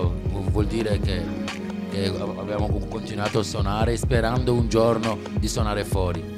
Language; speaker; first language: Italian; non-native, local second language; Wolof